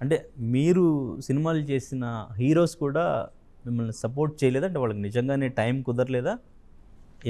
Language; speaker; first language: Telugu; native; Telugu